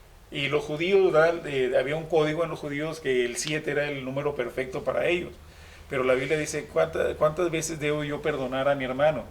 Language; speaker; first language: Spanish; native; Spanish